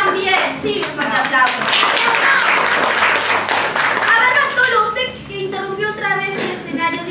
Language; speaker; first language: Spanish; native; Spanish